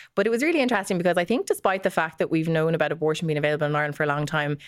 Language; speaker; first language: English; native; English